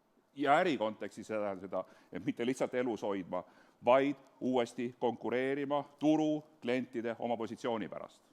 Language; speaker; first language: Estonian; native; Estonian